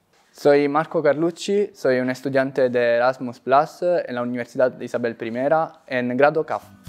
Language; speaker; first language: Spanish; non-native, learner; Italian